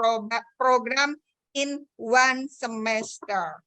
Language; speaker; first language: English; non-native, fluent; Indonesian